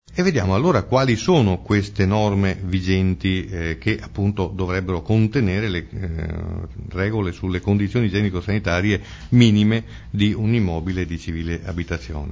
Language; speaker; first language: Italian; native; Italian